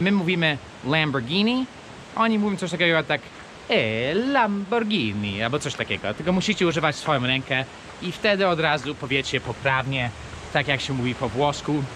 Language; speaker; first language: Polish; non-native, fluent; English